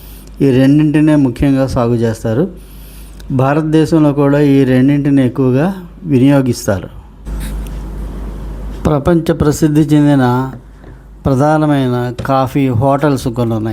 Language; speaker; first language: Telugu; native; Telugu